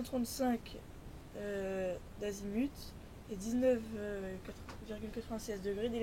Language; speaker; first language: French; native; French